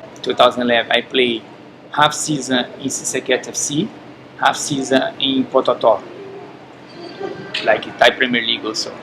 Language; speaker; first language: English; non-native, learner; Portuguese